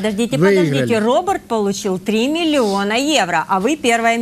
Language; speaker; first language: Russian; native; Russian